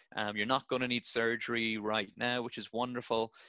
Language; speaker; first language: English; native; English